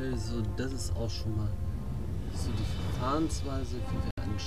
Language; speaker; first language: German; native; German